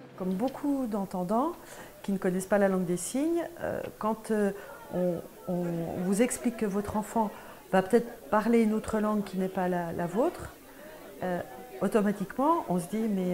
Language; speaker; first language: French; native; French